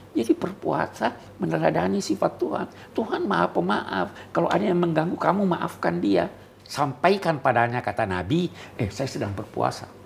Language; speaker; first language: Indonesian; native; Indonesian